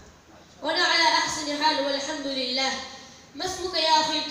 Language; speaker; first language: Arabic; non-native, learner; Urdu